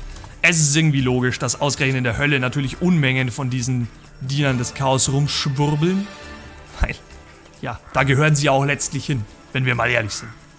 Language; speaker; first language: German; native; German